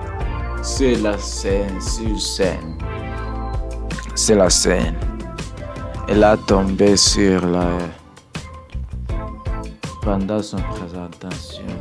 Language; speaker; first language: French; non-native, learner; English